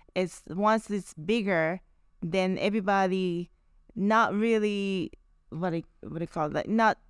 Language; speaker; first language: English; non-native, fluent; Japanese